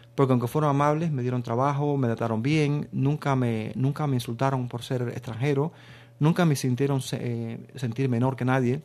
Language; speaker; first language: Spanish; early bilingual, other home language; Bulgarian